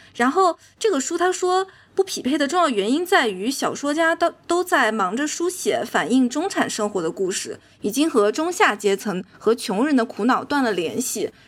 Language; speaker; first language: Chinese; native; Chinese